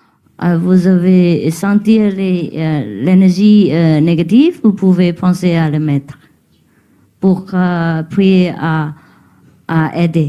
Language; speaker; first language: French; non-native, learner; Vietnamese